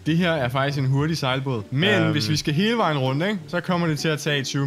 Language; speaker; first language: Danish; native; Danish